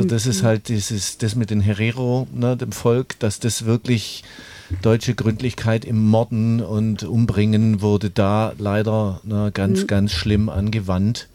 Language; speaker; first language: German; native; German